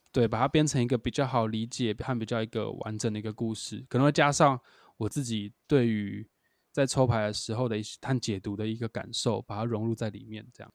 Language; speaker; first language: Chinese; native; Chinese